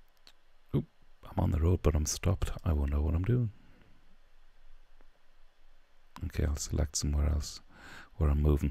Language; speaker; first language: English; native; English